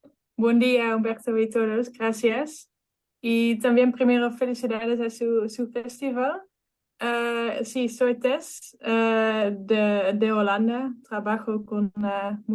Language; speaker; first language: Spanish; non-native, learner; Dutch